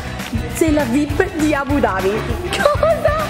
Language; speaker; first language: Italian; native; Italian